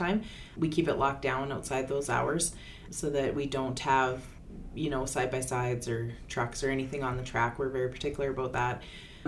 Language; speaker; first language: English; native; English